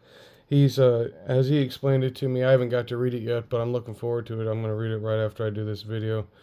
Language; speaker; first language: English; native; English